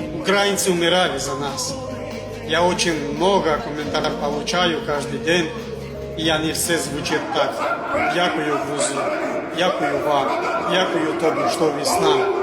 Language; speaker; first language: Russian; non-native, fluent; Georgian